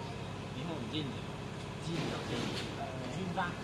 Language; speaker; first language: Japanese; non-native, learner; Vietnamese